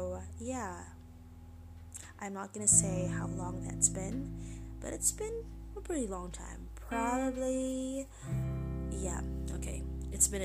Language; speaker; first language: English; non-native, local second language; Filipino